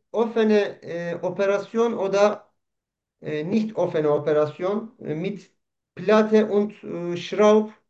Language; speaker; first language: German; non-native, learner; Turkish